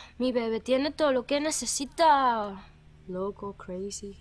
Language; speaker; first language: Spanish; non-native, local second language; Catalan